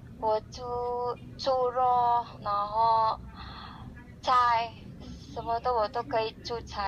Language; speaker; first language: Chinese; non-native, learner; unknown